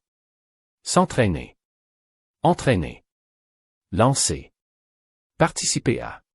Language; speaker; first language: French; non-native, fluent; Arabic